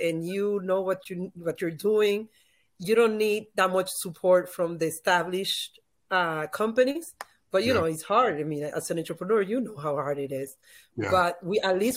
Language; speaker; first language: English; non-native, fluent; Spanish